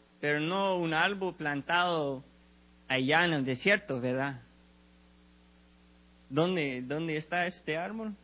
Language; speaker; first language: Spanish; non-native, learner; English